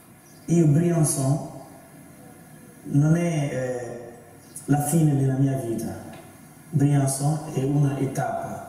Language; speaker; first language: Italian; non-native, fluent; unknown